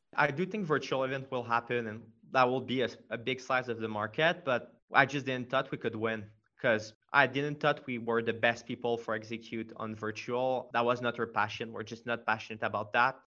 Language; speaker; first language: English; non-native, fluent; French